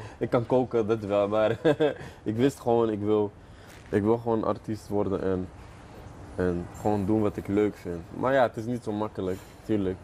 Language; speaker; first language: Dutch; early bilingual, other home language; Arabic